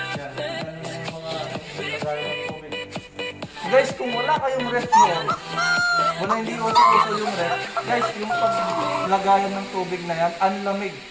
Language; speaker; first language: Filipino; non-native, local second language; Iloko